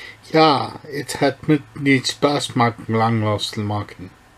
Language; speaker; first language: German; non-native, learner; English